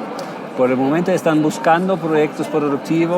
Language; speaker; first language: Spanish; non-native, fluent; German